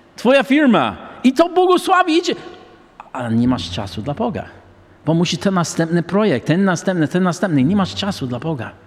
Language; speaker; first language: Polish; non-native, fluent; English